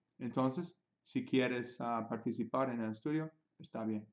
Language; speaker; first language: Spanish; non-native, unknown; English